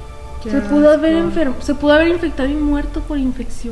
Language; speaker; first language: Spanish; native; Spanish